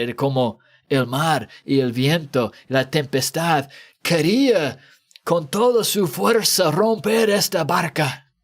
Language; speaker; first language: Spanish; non-native, fluent; English